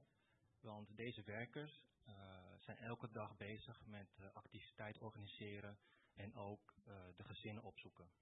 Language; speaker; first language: Dutch; early bilingual, other home language; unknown